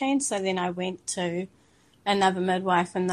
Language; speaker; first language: English; native; English